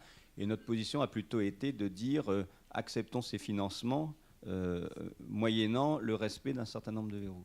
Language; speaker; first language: French; native; French